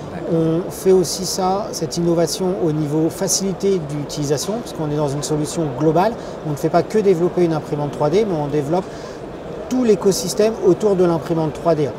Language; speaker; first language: French; native; French